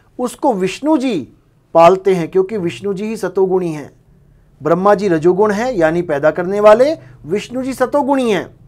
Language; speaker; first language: Hindi; non-native, local second language; Punjabi